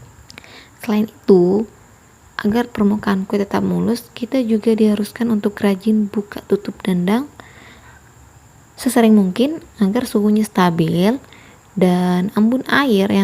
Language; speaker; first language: Indonesian; native; Indonesian